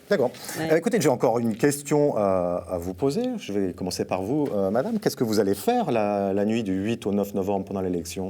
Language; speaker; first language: French; native; French